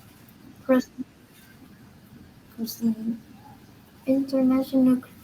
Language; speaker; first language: English; non-native, learner; Vietnamese